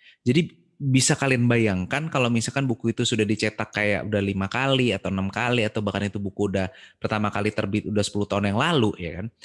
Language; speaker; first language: Indonesian; native; Indonesian